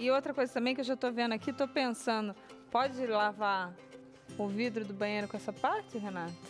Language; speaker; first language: Portuguese; native; Portuguese